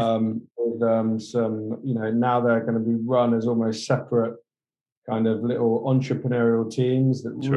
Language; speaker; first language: English; native; English